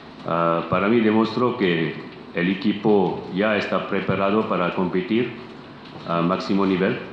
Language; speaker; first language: Spanish; non-native, fluent; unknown